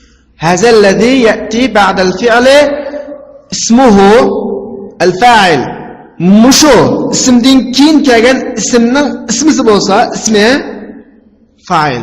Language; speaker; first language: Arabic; non-native, fluent; Uzbek